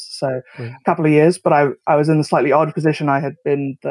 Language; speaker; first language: English; native; English